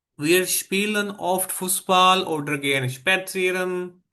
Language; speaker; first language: German; non-native, fluent; Hindi